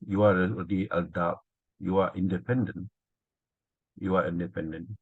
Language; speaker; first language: English; non-native, learner; Indonesian